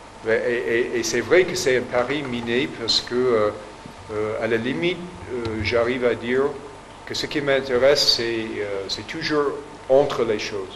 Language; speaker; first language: French; non-native, fluent; English